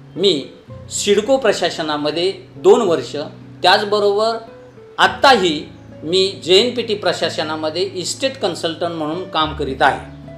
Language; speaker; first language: Marathi; native; Marathi